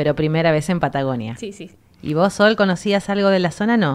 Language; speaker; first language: Spanish; native; Spanish